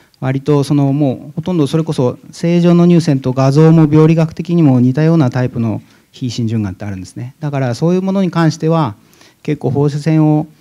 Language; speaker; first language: Japanese; native; Japanese